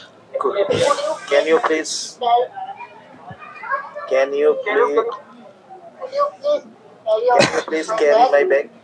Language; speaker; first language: English; non-native, learner; Bangla